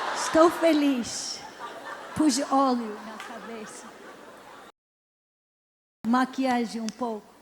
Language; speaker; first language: Portuguese; non-native, learner; English